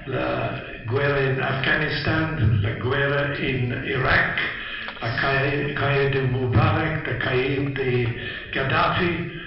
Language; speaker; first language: Spanish; non-native, learner; Italian